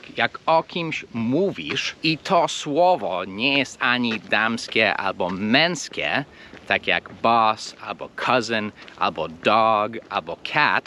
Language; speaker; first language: Polish; non-native, fluent; English